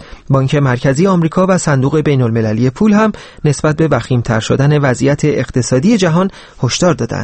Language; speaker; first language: Persian; native; Persian